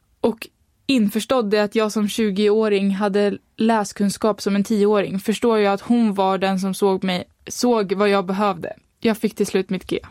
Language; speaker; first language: Swedish; native; Swedish